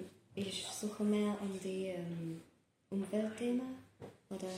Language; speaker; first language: German; non-native, learner; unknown